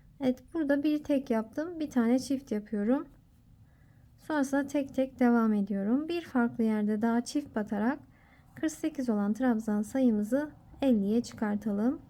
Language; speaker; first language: Turkish; native; Turkish